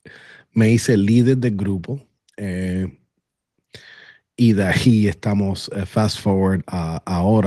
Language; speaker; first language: Spanish; early bilingual, other home language; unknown